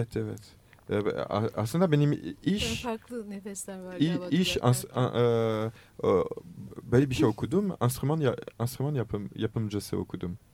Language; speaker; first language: Turkish; non-native, learner; French